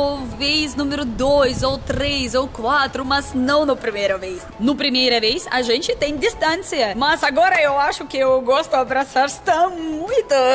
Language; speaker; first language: Portuguese; non-native, learner; Russian